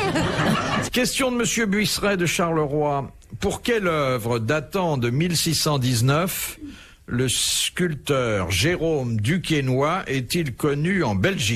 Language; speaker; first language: French; native; French